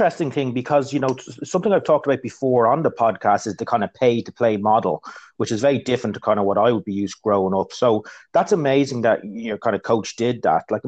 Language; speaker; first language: English; native; English